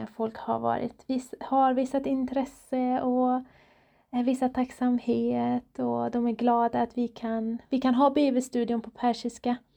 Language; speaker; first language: Swedish; non-native, fluent; Persian